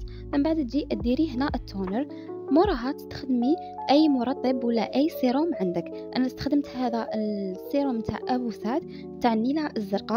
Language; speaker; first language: Arabic; native; Arabic